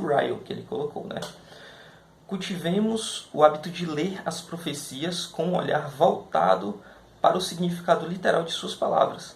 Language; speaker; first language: Portuguese; native; Portuguese